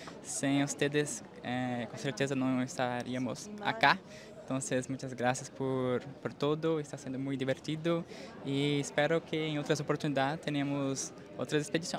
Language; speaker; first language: Spanish; non-native, fluent; Portuguese